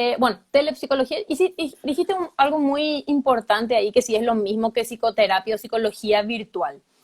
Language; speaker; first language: Spanish; native; Spanish